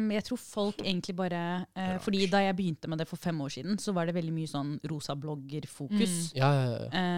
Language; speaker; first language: Norwegian; early bilingual, other home language; Arabic